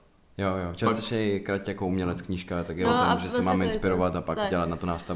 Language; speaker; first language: Czech; native; Czech